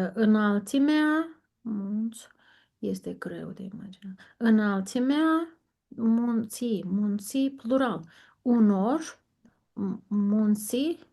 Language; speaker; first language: Romanian; non-native, learner; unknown